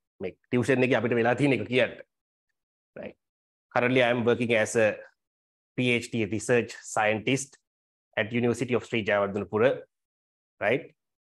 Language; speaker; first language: English; non-native, local second language; Sinhala